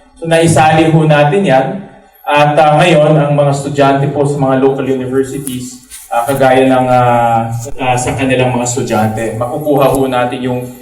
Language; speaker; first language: Filipino; native; Filipino